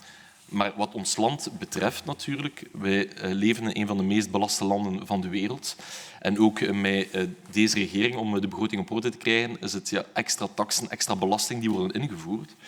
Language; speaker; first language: Dutch; native; Dutch